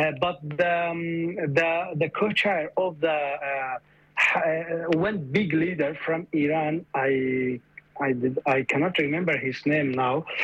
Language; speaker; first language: English; non-native, fluent; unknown